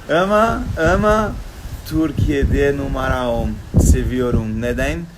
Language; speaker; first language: Turkish; non-native, learner; Portuguese